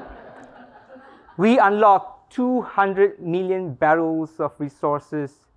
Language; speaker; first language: English; non-native, local second language; Malay